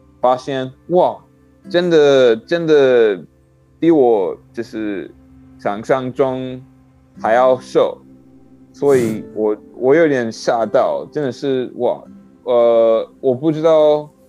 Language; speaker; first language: Chinese; non-native, learner; English